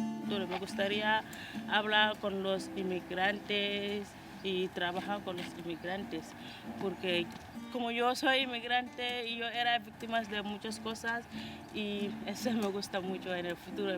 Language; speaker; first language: Spanish; non-native, fluent; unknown